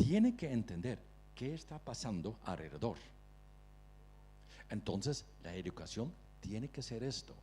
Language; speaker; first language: Spanish; non-native, fluent; Dutch